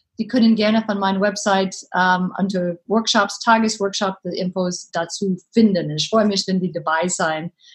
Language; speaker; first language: German; non-native, learner; English